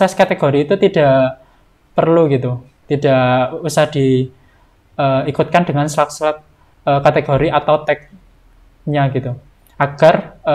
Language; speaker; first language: Indonesian; native; Indonesian